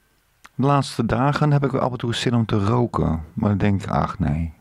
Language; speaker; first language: Dutch; native; Dutch